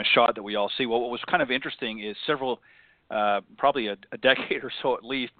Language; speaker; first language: English; native; English